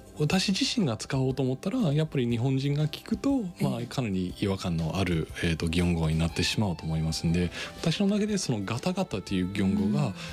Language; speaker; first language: Japanese; non-native, fluent; English